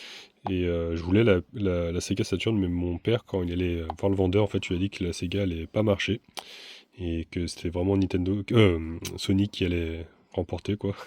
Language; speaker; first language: French; native; French